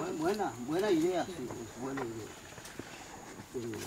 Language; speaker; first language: Spanish; non-native, local second language; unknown